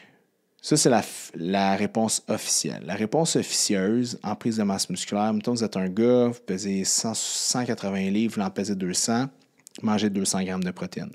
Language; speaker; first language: French; native; French